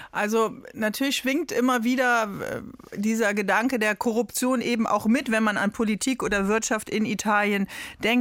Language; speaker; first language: German; native; German